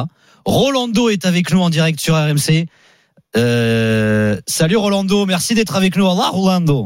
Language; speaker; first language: French; native; French